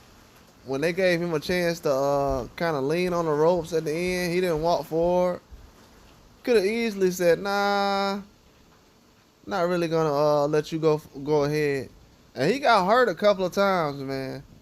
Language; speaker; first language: English; native; English